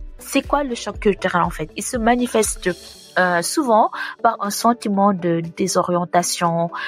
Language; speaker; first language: French; non-native, local second language; Wolof